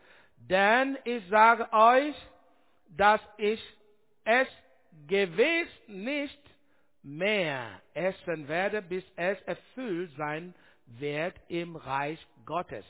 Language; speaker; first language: German; non-native, learner; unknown